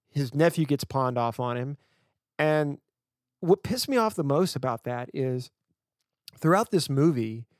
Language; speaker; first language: English; native; English